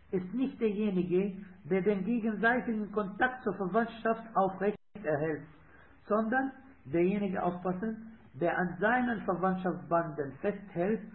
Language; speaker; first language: German; non-native, fluent; Arabic